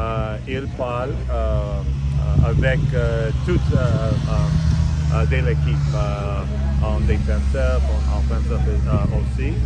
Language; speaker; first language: French; non-native, learner; English